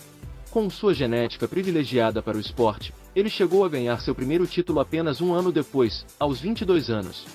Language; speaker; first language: Portuguese; native; Portuguese